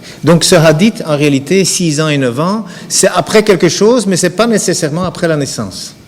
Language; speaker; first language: French; native; French